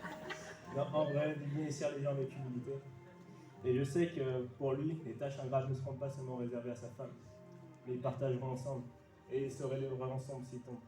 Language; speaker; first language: French; native; French